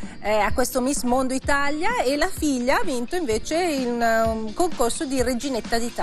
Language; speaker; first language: Italian; native; Italian